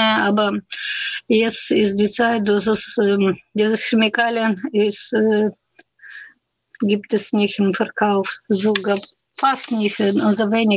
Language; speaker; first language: German; non-native, fluent; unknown